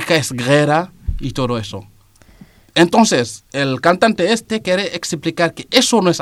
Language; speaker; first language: Spanish; non-native, fluent; Serer